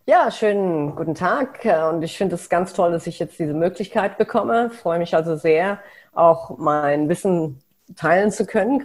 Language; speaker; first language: German; native; German